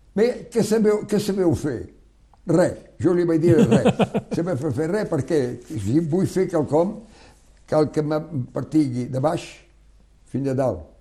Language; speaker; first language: Catalan; non-native, local second language; French